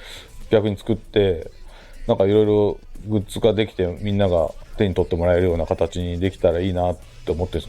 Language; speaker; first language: Japanese; native; Japanese